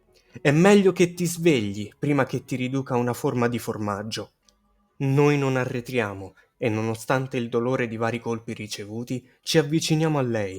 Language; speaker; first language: Italian; native; Italian